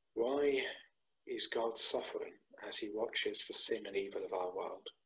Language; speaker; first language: English; native; English